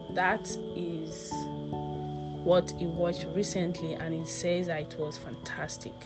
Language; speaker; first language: English; non-native, local second language; Yoruba